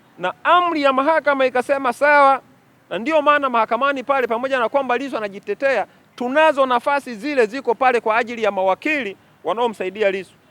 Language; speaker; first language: Swahili; native; Swahili